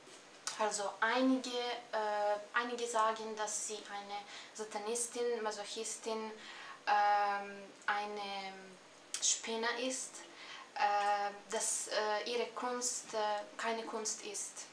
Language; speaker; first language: German; non-native, fluent; Serbian